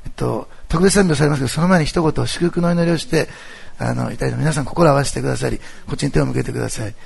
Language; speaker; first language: Japanese; native; Japanese